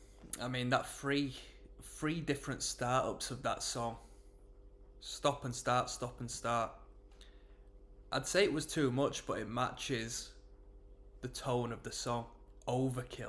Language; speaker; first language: English; native; English